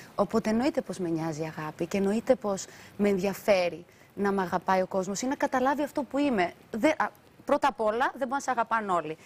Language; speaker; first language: Greek; early bilingual, other home language; Albanian